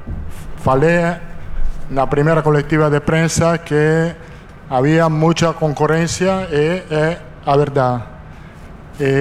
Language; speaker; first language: Portuguese; non-native, fluent; Italian